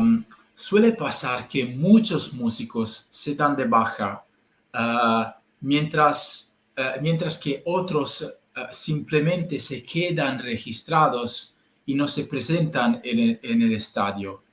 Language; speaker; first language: Spanish; non-native, learner; Italian